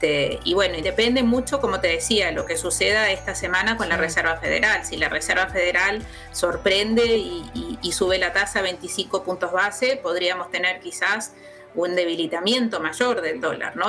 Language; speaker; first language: Spanish; native; Spanish